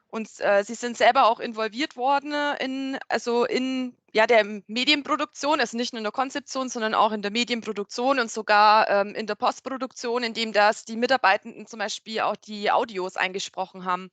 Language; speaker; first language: German; native; German